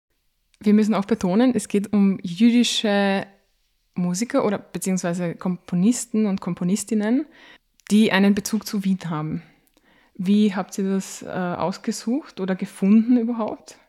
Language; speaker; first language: German; native; German